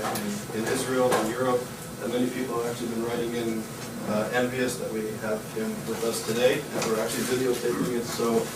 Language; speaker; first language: English; native; English